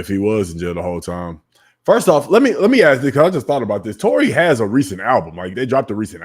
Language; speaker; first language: English; native; English